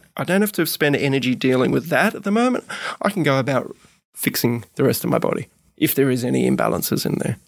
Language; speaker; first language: English; native; English